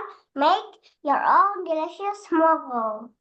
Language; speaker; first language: English; non-native, learner; Indonesian